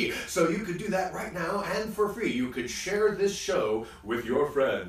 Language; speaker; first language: English; native; English